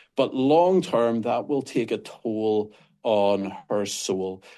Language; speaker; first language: English; native; English